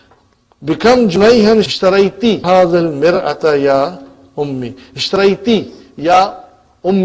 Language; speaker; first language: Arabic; non-native, fluent; English